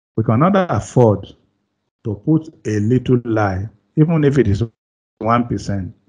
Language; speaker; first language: English; non-native, local second language; Yoruba